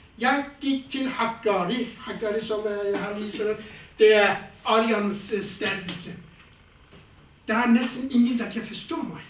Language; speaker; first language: Danish; non-native, fluent; Kurdish